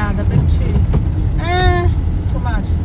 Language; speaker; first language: English; non-native, learner; Chinese